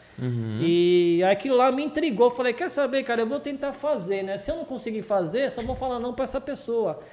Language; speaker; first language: Portuguese; early bilingual, other home language; Japanese